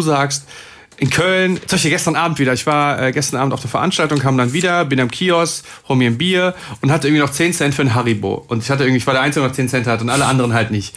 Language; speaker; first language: German; native; German